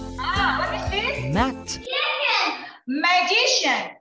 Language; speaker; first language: English; non-native, learner; Indonesian